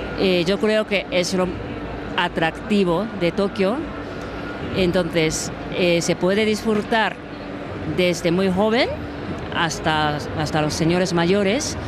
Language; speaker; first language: Spanish; non-native, fluent; Japanese